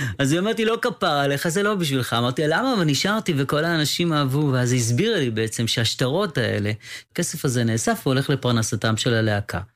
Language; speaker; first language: Hebrew; native; Hebrew